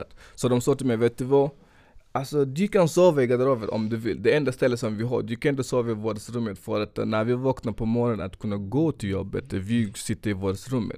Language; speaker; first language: Swedish; non-native, fluent; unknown